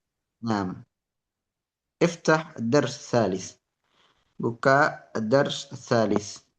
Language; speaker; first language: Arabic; non-native, fluent; Indonesian